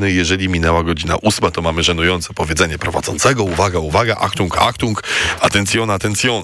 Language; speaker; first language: Polish; native; Polish